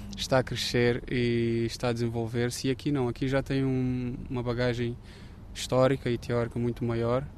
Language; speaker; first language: Portuguese; non-native, local second language; Kabuverdianu